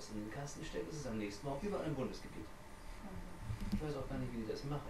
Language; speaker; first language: German; native; German